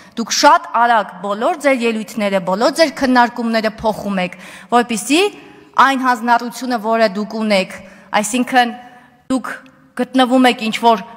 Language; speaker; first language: Armenian; native; Armenian